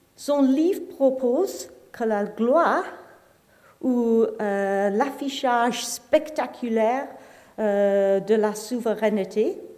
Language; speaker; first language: French; non-native, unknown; English